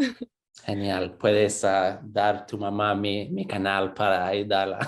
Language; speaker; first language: Spanish; non-native, fluent; English